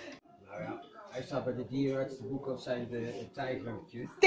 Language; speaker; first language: Dutch; native; Dutch